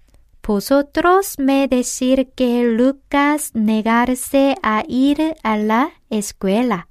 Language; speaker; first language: Spanish; non-native, fluent; Korean